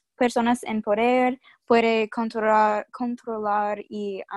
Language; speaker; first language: Spanish; non-native, learner; English